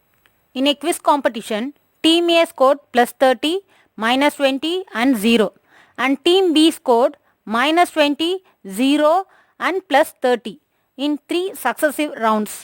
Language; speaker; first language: English; non-native, local second language; Tamil